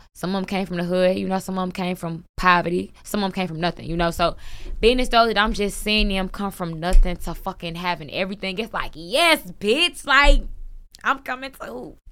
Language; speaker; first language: English; native; English